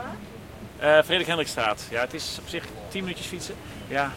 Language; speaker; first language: Dutch; native; Dutch